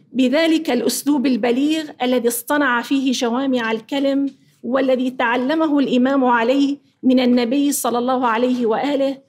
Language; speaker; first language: Arabic; native; Arabic